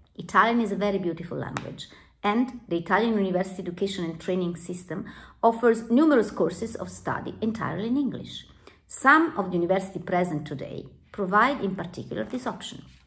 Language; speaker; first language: English; non-native, fluent; Italian